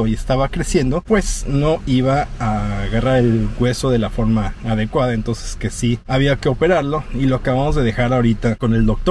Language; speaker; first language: Spanish; native; Spanish